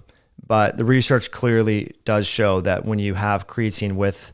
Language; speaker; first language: English; native; English